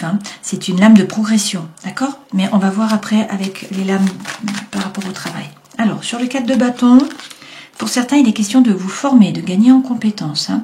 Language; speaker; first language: French; native; French